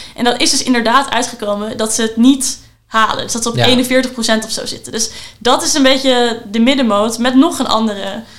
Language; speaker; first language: Dutch; native; Dutch